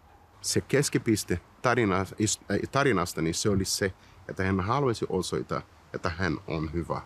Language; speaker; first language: Finnish; non-native, fluent; Portuguese